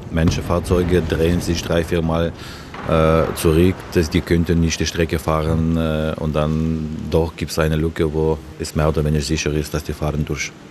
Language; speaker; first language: German; non-native, learner; Ukrainian